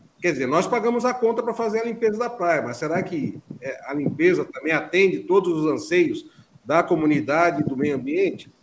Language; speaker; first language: Portuguese; native; Portuguese